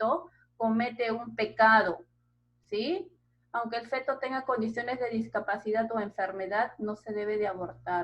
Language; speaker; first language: Spanish; native; Spanish